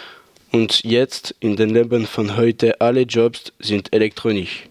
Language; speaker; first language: German; non-native, learner; French